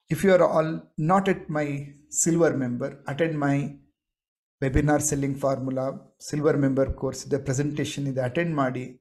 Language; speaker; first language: English; non-native, local second language; Kannada